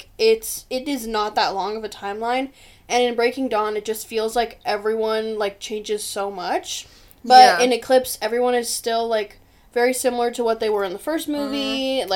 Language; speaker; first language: English; native; English